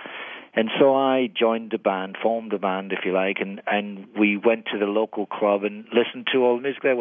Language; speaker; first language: English; native; English